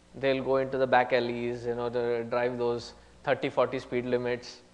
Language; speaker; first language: English; non-native, local second language; Hindi